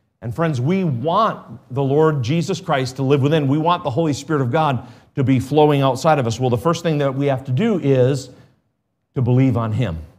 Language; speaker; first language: English; native; English